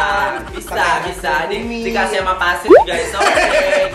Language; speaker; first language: Indonesian; native; Indonesian